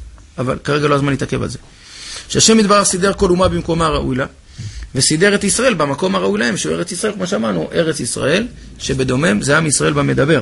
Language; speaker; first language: Hebrew; native; Hebrew